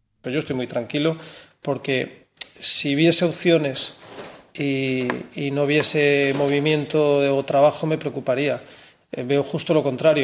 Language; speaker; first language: Spanish; native; Spanish